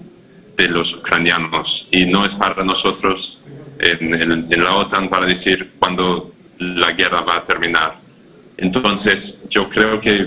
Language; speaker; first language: Spanish; non-native, fluent; English